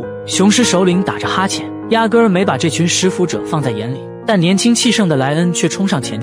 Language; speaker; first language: Chinese; native; Chinese